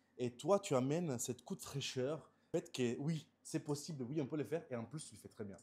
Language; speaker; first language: French; non-native, fluent; Italian